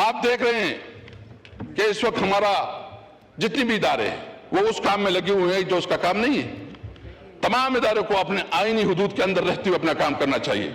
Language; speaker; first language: Urdu; non-native, local second language; Pashto